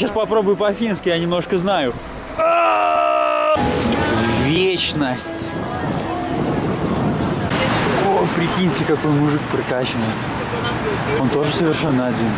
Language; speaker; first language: Russian; native; Russian